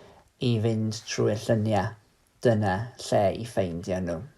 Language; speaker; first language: Welsh; native; Welsh